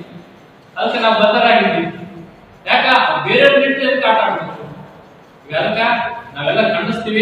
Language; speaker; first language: Kannada; native; Kannada